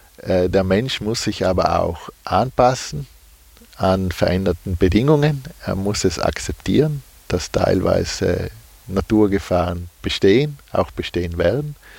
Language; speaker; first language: German; native; German